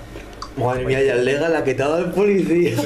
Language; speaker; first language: Spanish; native; Spanish